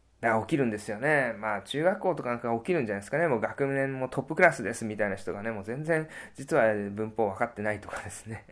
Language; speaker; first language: Japanese; native; Japanese